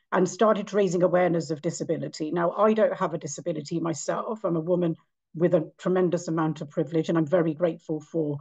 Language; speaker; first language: English; native; English